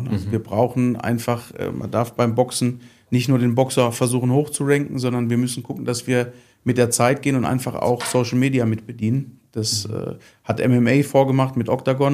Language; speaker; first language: German; native; German